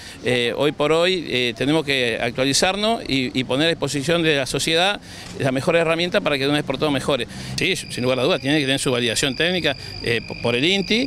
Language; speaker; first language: Spanish; native; Spanish